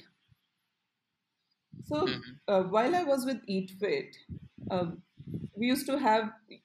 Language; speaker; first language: English; non-native, local second language; Gujarati